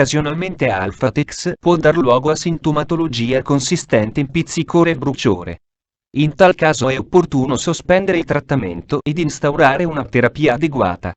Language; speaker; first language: Italian; native; Italian